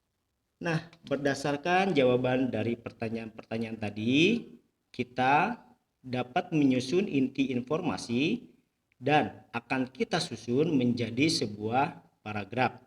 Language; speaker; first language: Indonesian; native; Indonesian